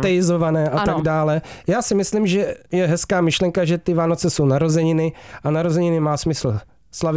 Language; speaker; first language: Czech; native; Czech